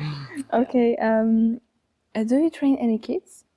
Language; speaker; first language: English; non-native, learner; Polish